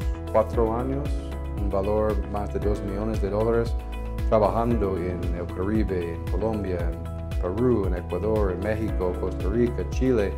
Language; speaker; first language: Spanish; non-native, fluent; English